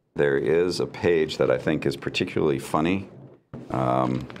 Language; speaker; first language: English; native; English